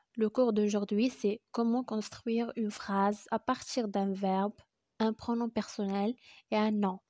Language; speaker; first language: French; non-native, local second language; Arabic